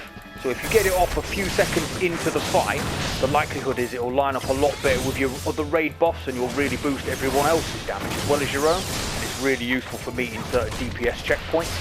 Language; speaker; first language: English; native; English